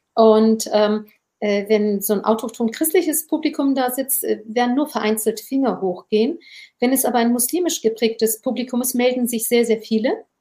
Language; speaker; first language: German; early bilingual, other home language; Turkish